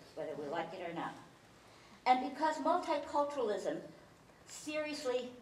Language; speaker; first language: English; early bilingual, other home language; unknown